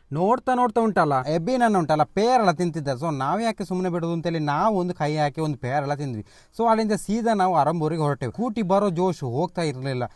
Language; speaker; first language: Kannada; non-native, local second language; Tulu